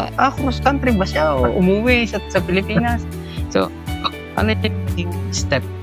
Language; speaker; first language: Filipino; native; Filipino